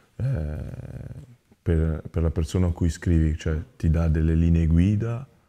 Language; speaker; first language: Italian; early bilingual, other home language; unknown